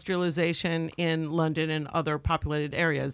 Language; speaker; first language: English; native; English